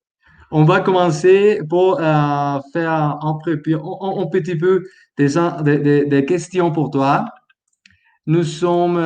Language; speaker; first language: French; non-native, learner; Spanish